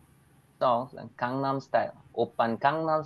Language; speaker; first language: English; non-native, learner; Korean